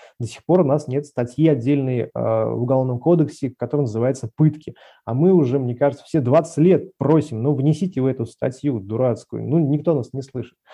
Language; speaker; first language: Russian; native; Russian